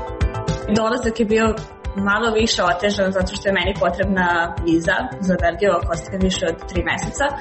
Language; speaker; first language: Serbian; native; Serbian